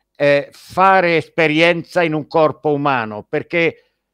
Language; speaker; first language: Italian; native; Italian